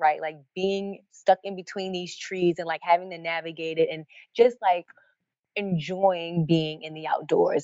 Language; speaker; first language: English; native; English